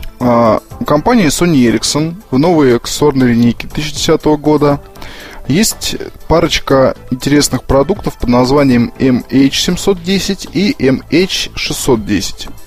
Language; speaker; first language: Russian; native; Russian